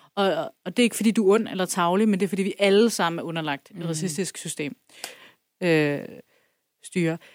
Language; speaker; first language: Danish; early bilingual, other home language; Kurdish